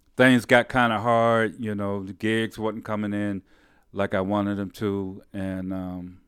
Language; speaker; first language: English; native; English